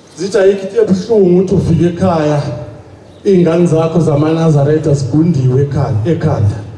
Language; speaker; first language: Zulu; native; Zulu